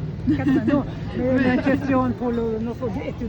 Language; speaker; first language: French; non-native, learner; Swedish